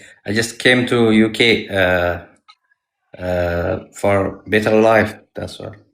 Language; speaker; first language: English; non-native, learner; Amharic